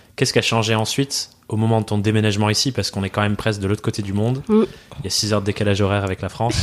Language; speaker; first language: French; native; French